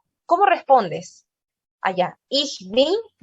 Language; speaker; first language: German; non-native, learner; Spanish